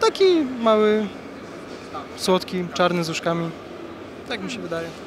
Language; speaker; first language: Polish; native; Polish